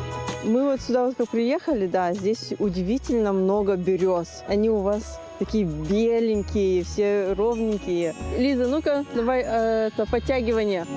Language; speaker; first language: Russian; non-native, learner; German